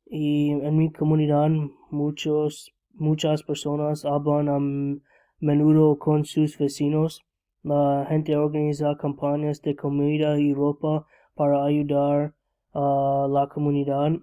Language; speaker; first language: Spanish; non-native, learner; English